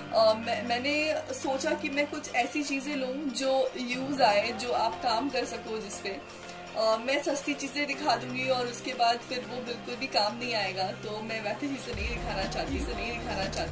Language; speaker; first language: Hindi; native; Hindi